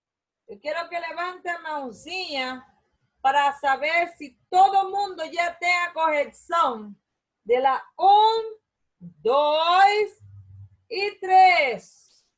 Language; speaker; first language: Spanish; non-native, learner; Portuguese